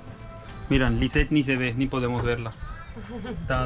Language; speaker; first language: Spanish; non-native, fluent; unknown